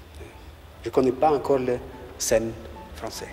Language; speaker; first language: French; non-native, learner; Russian